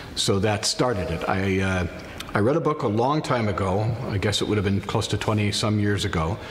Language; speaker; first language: English; native; English